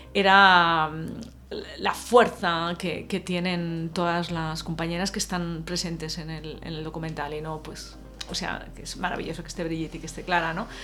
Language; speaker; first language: Spanish; native; Spanish